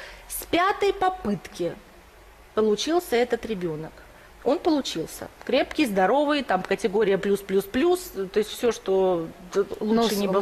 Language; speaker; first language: Russian; native; Russian